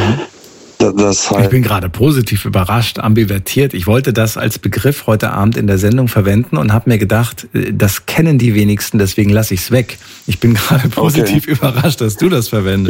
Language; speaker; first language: German; native; German